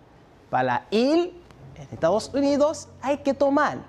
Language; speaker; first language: Spanish; non-native, fluent; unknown